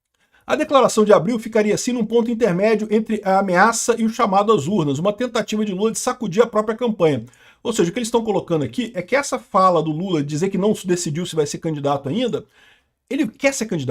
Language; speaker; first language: Portuguese; native; Portuguese